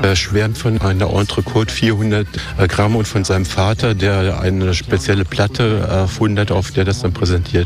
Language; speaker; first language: German; native; German